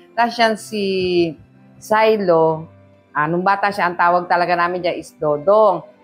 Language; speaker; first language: Filipino; non-native, local second language; Pampanga